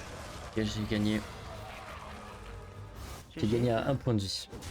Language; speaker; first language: French; native; French